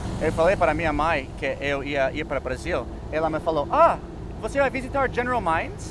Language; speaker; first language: Portuguese; non-native, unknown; English